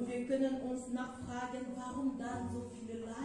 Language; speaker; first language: German; non-native, fluent; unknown